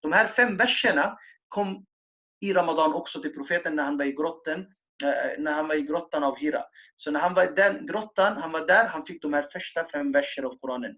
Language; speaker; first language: Swedish; non-native, fluent; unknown